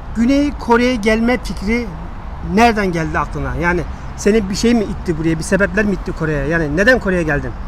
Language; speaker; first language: Turkish; native; Turkish